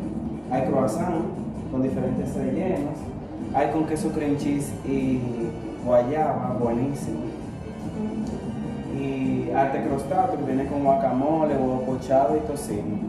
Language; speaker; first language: Spanish; native; Spanish